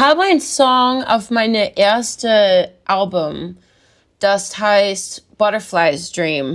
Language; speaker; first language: German; non-native, learner; English